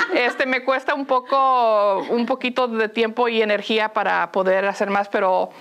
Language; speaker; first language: Spanish; early bilingual, heritage; Spanish